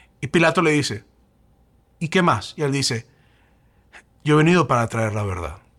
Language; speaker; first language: Spanish; native; Spanish